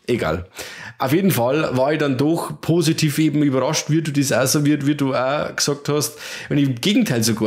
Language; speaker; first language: German; native; German